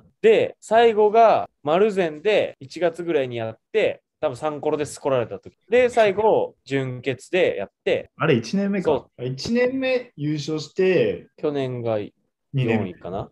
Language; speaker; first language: Japanese; native; Japanese